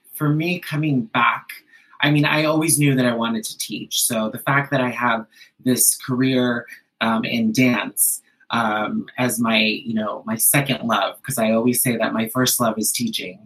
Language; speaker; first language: English; early bilingual, other home language; Spanish